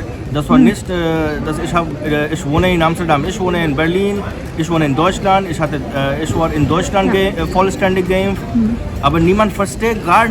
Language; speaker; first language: German; non-native, learner; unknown